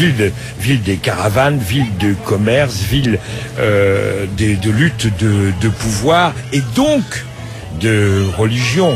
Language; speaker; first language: French; native; French